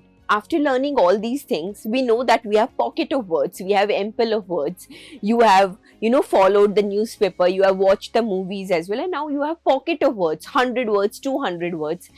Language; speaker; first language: English; non-native, local second language; Hindi